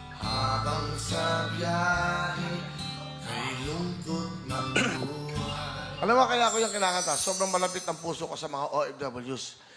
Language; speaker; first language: Filipino; native; Filipino